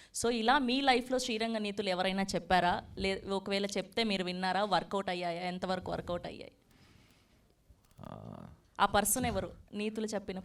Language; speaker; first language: Telugu; native; Telugu